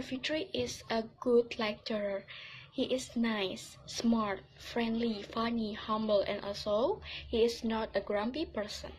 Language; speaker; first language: English; non-native, learner; Indonesian